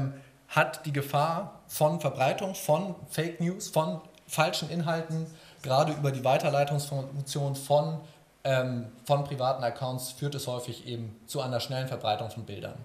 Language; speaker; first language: German; native; German